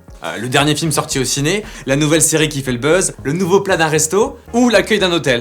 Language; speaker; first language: French; native; French